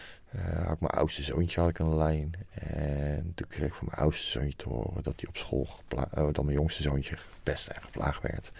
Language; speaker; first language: Dutch; native; Dutch